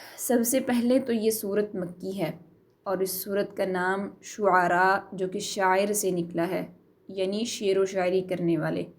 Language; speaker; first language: Urdu; native; Urdu